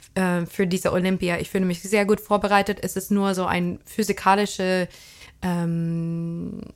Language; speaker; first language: German; non-native, fluent; English